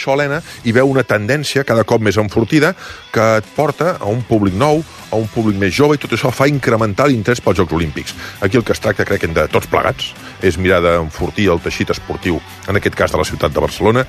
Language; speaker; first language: Catalan; native; Catalan